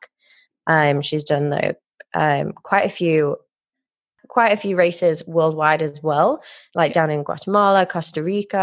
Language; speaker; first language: English; native; English